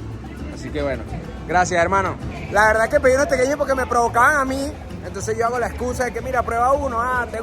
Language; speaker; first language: Spanish; native; Spanish